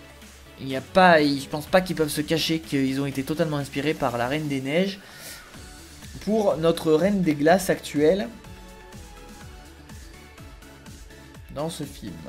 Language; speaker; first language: French; native; French